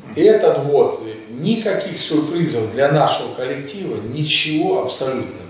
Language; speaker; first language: Russian; native; Russian